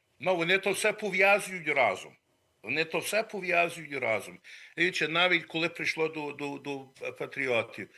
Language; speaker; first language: Ukrainian; early bilingual, heritage; Ukrainian